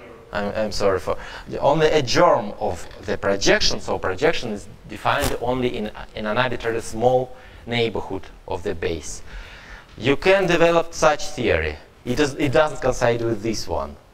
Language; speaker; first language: English; non-native, fluent; Russian